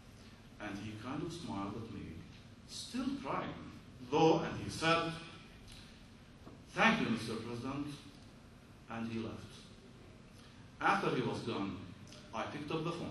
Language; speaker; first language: English; non-native, fluent; Arabic